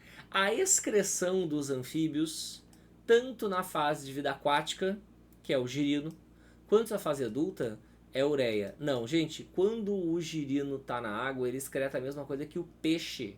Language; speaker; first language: Portuguese; native; Portuguese